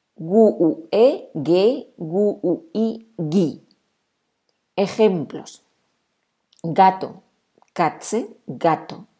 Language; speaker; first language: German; non-native, fluent; Spanish